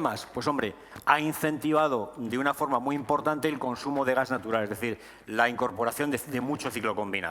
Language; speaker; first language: Spanish; native; Spanish